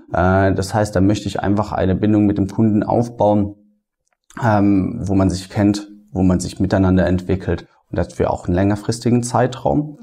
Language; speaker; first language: German; native; German